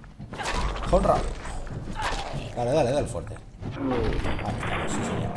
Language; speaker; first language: Spanish; native; Spanish